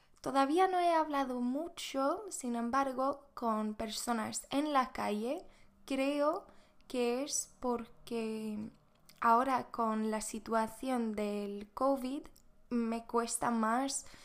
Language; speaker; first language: Spanish; non-native, fluent; Swedish